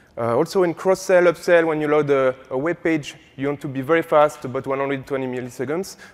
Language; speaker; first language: English; non-native, fluent; French